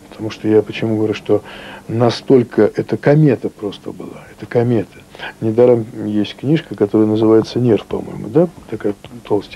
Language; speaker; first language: Russian; native; Russian